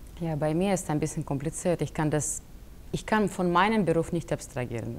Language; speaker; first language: German; non-native, fluent; Russian